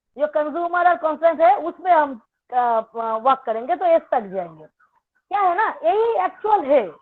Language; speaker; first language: Hindi; non-native, local second language; Bangla